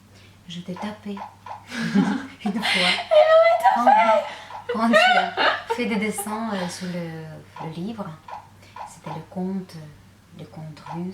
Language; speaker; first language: French; non-native, fluent; Russian